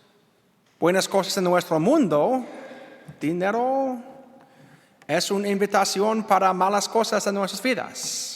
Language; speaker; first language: Spanish; non-native, learner; English